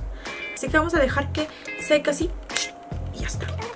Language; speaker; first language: Spanish; native; Spanish